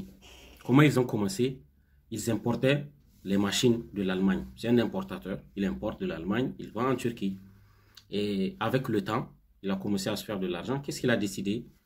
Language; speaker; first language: French; non-native, local second language; Hausa